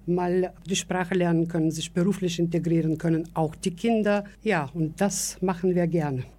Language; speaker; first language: German; non-native, fluent; Bulgarian